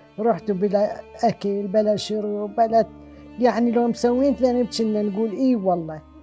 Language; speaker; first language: Arabic; non-native, local second language; Southern Kurdish